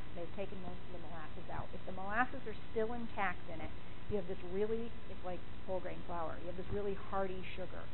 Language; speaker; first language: English; native; English